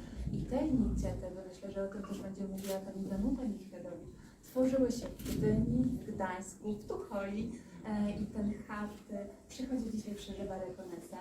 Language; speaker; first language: Polish; native; Polish